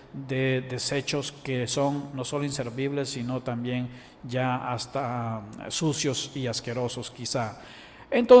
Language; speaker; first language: Spanish; native; Spanish